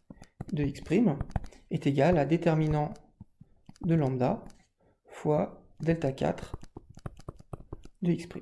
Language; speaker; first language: French; native; French